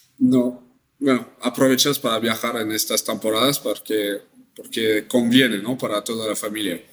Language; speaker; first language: Spanish; non-native, fluent; French